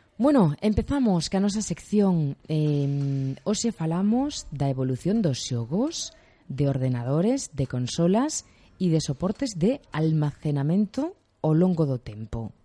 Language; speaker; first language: Galician; native; Galician